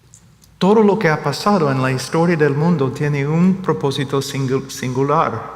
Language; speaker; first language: Spanish; non-native, fluent; English